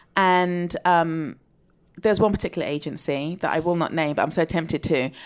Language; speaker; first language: English; native; English